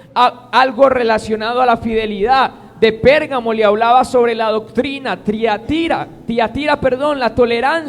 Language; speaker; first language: Spanish; native; Spanish